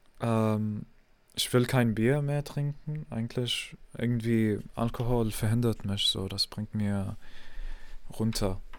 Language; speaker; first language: German; non-native, fluent; English